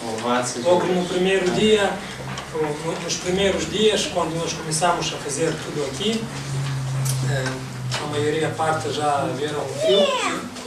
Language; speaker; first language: Portuguese; non-native, fluent; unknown